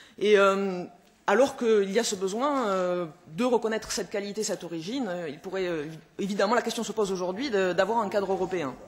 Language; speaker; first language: French; native; French